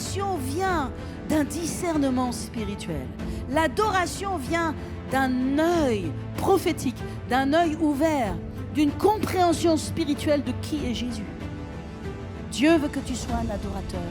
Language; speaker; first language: French; native; French